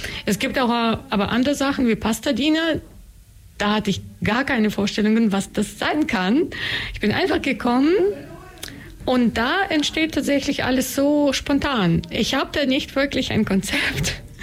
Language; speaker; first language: German; non-native, fluent; Russian